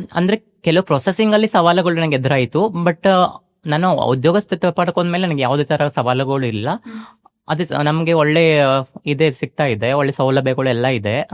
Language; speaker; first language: Kannada; native; Kannada